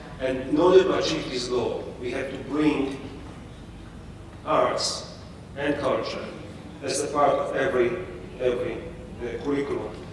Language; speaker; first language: English; non-native, fluent; Polish